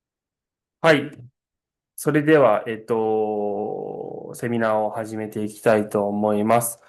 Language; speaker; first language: Japanese; native; Japanese